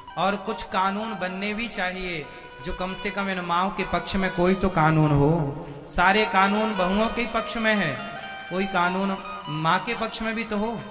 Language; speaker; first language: Hindi; native; Hindi